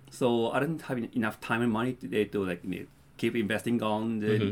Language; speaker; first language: English; non-native, fluent; Japanese